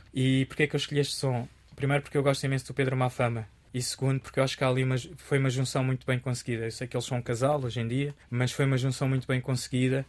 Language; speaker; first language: Portuguese; early bilingual, other home language; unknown